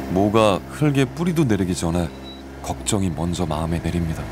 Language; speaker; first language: Korean; native; Korean